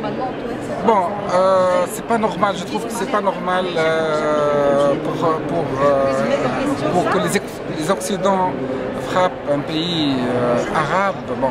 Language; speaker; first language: French; non-native, local second language; Arabic